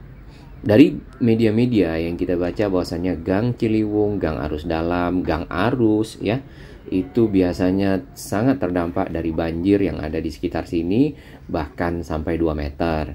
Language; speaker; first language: Indonesian; native; Indonesian